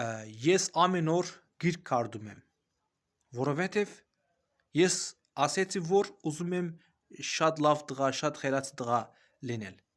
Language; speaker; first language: Armenian; non-native, learner; Azerbaijani